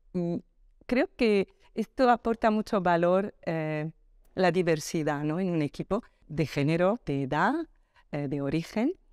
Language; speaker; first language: Spanish; early bilingual, other home language; Arabic